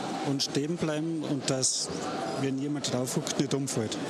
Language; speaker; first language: German; native; German